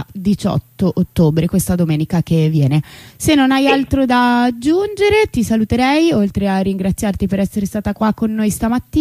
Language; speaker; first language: Italian; native; Italian